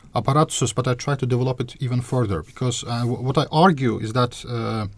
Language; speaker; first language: English; non-native, fluent; Azerbaijani